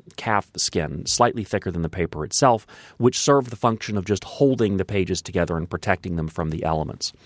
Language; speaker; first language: English; native; English